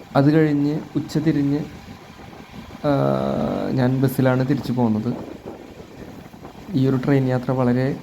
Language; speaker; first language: Malayalam; native; Malayalam